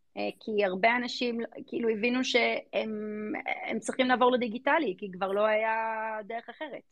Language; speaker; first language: Hebrew; early bilingual, other home language; English